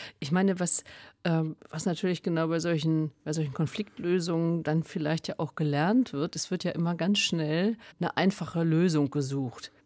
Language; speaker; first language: German; native; German